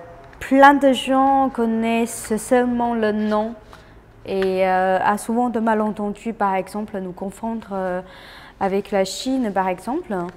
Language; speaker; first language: French; non-native, fluent; Chinese